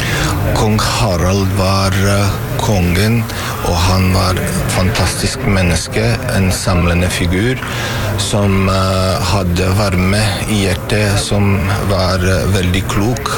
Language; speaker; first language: Norwegian; non-native, fluent; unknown